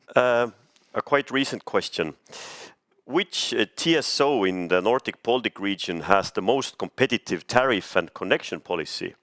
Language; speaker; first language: English; non-native, fluent; Estonian